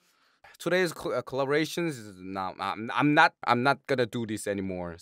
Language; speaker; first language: English; non-native, learner; Korean